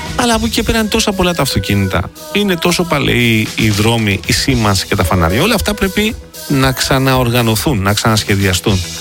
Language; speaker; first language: Greek; native; Greek